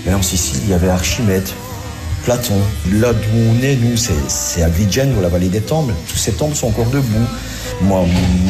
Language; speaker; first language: French; native; French